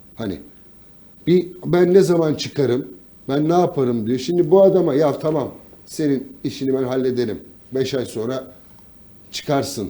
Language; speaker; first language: Turkish; native; Turkish